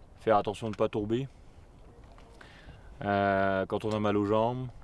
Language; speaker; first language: French; native; French